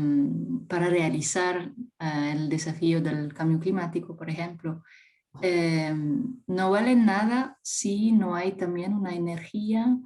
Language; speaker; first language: Spanish; non-native, fluent; French